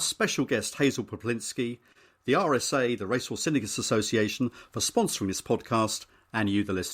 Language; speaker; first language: English; native; English